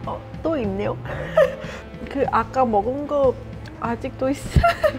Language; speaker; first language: Korean; non-native, fluent; Persian